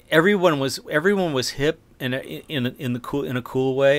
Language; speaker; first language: English; native; English